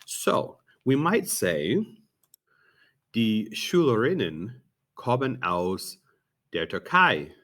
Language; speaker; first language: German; non-native, learner; English